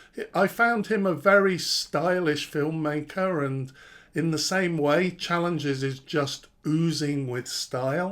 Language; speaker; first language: English; native; English